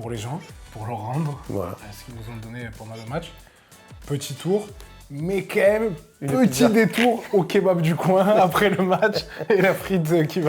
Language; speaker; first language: French; native; French